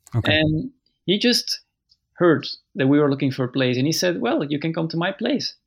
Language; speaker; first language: English; non-native, fluent; Dutch